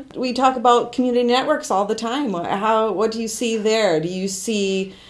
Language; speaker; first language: English; native; English